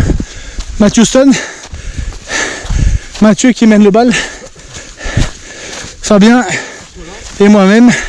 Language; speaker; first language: French; native; French